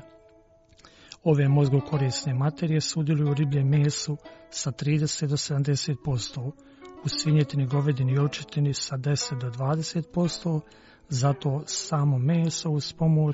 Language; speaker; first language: Croatian; native; Croatian